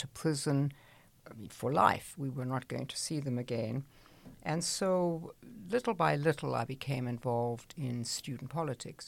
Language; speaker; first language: English; native; English